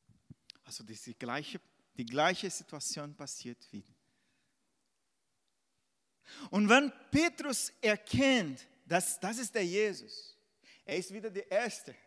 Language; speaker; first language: German; non-native, fluent; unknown